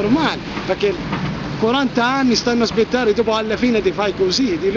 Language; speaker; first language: Italian; non-native, learner; Arabic